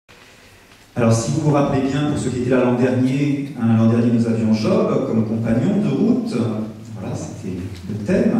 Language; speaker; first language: French; native; French